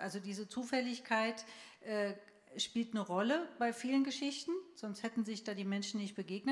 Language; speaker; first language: German; native; German